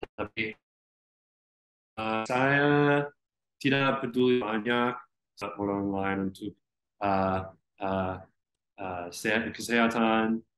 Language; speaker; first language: Indonesian; non-native, learner; English